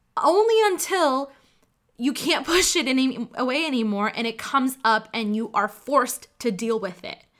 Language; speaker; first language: English; early bilingual, other home language; Cantonese